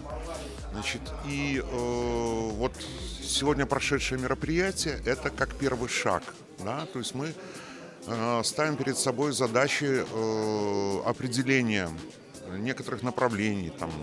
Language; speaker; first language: Russian; native; Russian